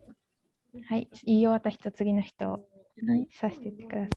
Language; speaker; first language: Japanese; native; Japanese